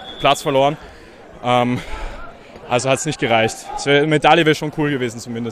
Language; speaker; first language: German; native; German